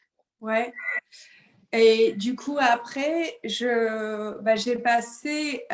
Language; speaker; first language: French; native; French